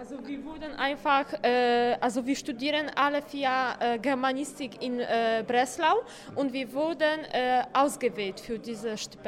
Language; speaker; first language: German; non-native, fluent; Polish